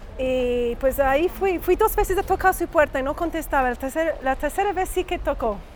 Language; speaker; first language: Spanish; non-native, fluent; English